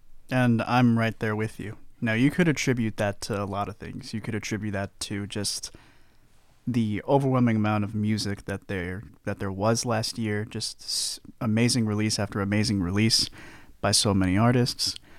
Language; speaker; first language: English; native; English